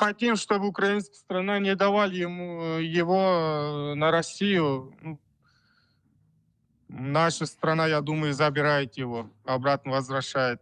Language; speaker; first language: Russian; non-native, fluent; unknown